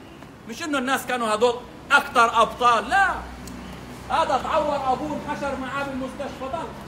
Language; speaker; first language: Arabic; native; Arabic